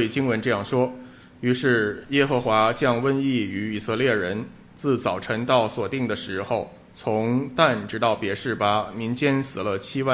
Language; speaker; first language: Chinese; non-native, local second language; Cantonese